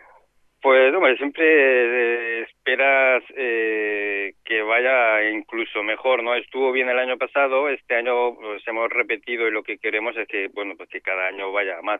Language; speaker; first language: Spanish; native; Spanish